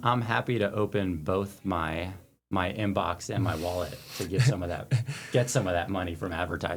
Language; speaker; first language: English; native; English